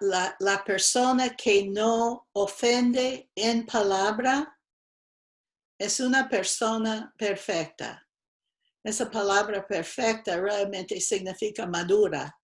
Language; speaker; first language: Spanish; non-native, fluent; English